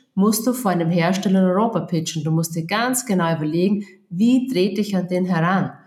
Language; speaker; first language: German; native; German